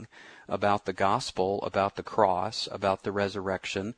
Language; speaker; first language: English; native; English